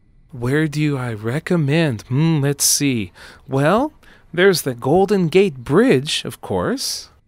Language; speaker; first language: English; native; English